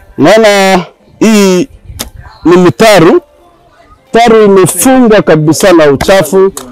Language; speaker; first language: Swahili; non-native, local second language; Kinyarwanda